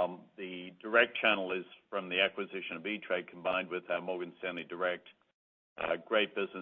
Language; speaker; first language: English; native; English